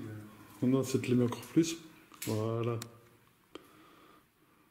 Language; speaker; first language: French; native; French